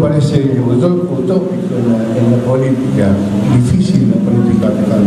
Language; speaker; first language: Spanish; native; Spanish